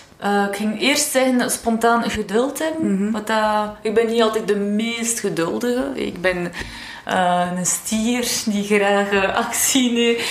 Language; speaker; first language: Dutch; non-native, local second language; French